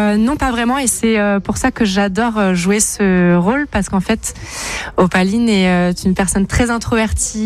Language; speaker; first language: French; native; French